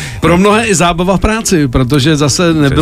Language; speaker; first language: Czech; native; Czech